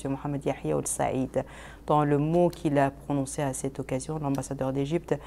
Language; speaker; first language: French; non-native, local second language; Arabic